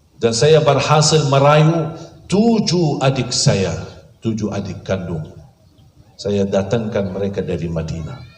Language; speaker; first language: Indonesian; non-native, fluent; Arabic